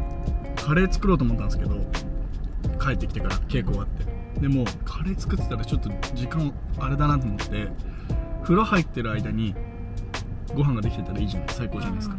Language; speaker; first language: Japanese; native; Japanese